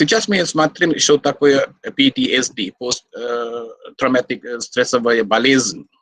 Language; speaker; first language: Russian; non-native, learner; Sinhala